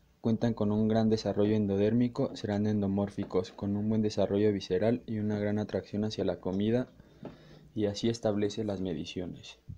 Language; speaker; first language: Spanish; native; Spanish